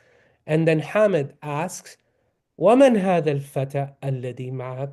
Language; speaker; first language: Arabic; non-native, fluent; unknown